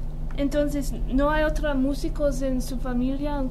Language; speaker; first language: Spanish; non-native, learner; English